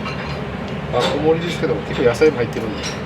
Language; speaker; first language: Japanese; native; Japanese